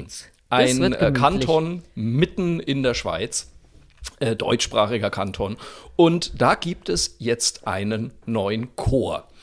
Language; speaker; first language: German; native; German